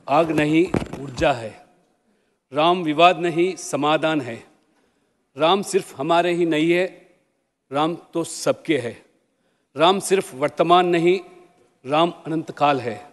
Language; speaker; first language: Hindi; non-native, local second language; Telugu